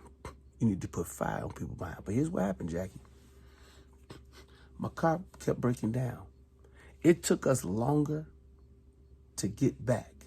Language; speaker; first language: English; native; English